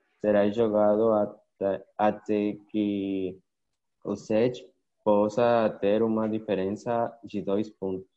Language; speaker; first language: Portuguese; non-native, learner; Spanish